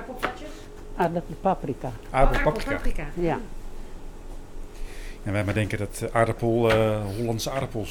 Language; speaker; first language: Dutch; native; Dutch